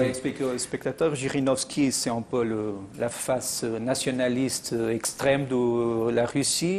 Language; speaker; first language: French; non-native, fluent; Portuguese